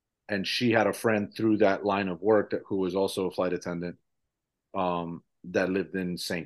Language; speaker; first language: English; early bilingual, other home language; Spanish